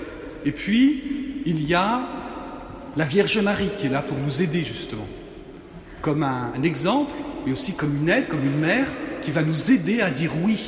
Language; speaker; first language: French; native; French